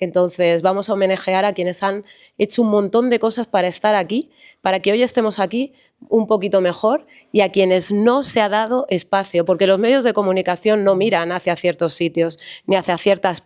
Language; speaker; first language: Spanish; native; Spanish